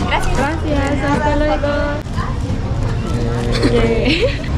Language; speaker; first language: Spanish; non-native, learner; Korean